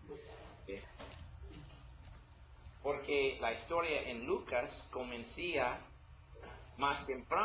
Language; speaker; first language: Spanish; non-native, learner; English